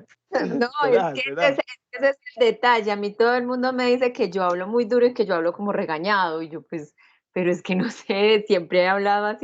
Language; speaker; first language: Spanish; native; Spanish